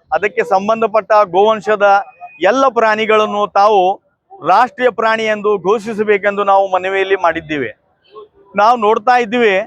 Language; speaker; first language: Kannada; non-native, local second language; Urdu